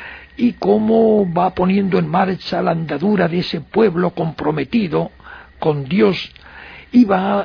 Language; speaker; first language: Spanish; native; Spanish